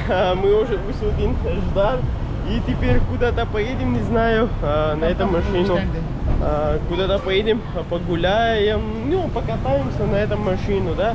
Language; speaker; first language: Russian; non-native, learner; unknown